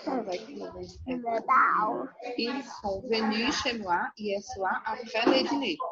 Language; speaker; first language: French; non-native, learner; Portuguese